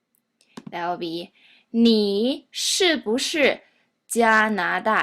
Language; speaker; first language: Chinese; non-native, fluent; English